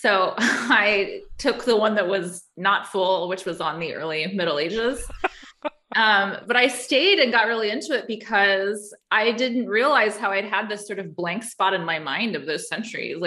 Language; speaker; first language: English; native; English